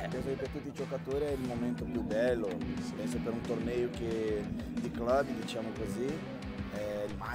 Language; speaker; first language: Italian; non-native, fluent; Portuguese